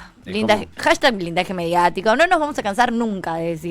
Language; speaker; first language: Spanish; native; Spanish